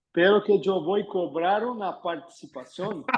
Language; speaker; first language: Spanish; non-native, learner; Portuguese